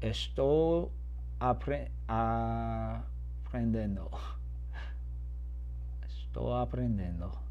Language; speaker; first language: Portuguese; non-native, learner; English